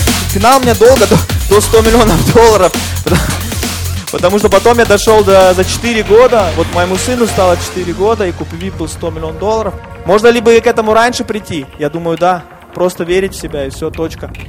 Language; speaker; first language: Russian; non-native, fluent; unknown